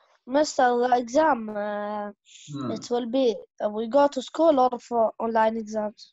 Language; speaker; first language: English; non-native, learner; Arabic